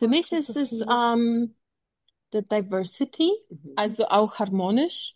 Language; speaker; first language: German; non-native, learner; English